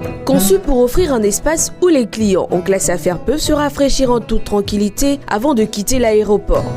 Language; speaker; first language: French; native; French